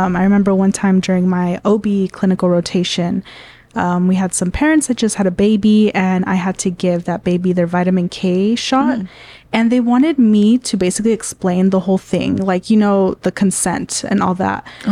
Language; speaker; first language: English; early bilingual, other home language; Spanish